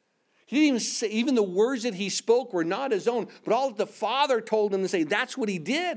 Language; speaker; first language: English; native; English